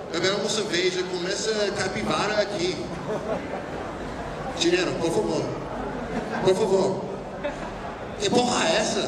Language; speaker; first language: Portuguese; non-native, learner; English